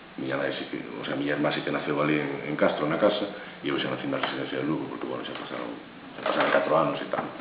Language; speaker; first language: Galician; native; Galician